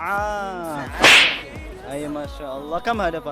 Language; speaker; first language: Arabic; non-native, learner; Indonesian